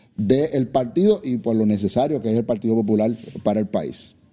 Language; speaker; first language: Spanish; native; Spanish